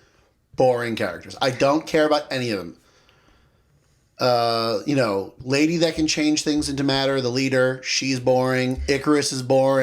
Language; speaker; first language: English; native; English